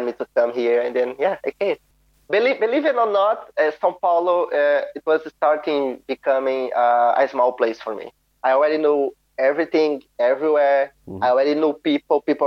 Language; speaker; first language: English; non-native, fluent; Portuguese